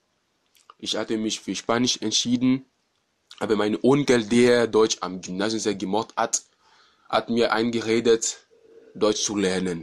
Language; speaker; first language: German; non-native, fluent; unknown